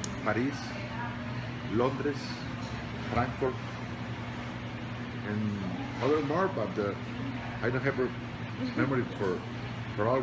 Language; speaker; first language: English; non-native, learner; Spanish